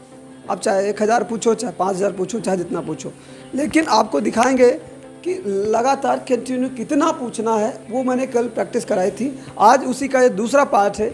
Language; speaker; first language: Hindi; native; Hindi